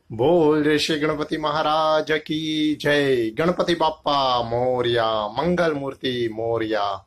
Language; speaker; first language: Hindi; non-native, local second language; Gujarati